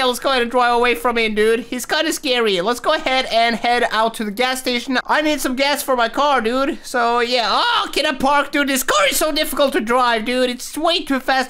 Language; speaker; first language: English; native; English